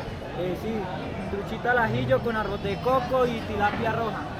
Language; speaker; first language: Spanish; native; Spanish